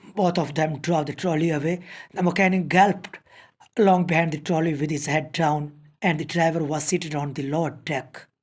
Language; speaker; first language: English; non-native, local second language; Punjabi